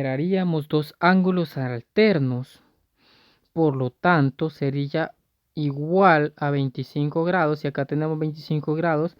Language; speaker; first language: Spanish; native; Spanish